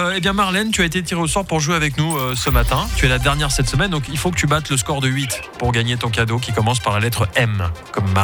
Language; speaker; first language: French; native; French